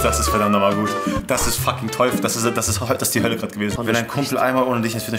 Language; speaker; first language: German; native; German